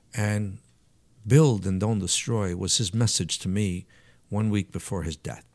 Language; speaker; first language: English; early bilingual, other home language; Italian